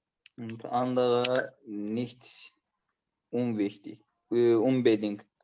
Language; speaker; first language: German; non-native, learner; Azerbaijani